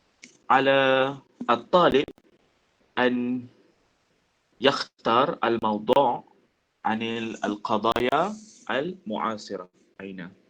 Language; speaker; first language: Arabic; non-native, fluent; Malay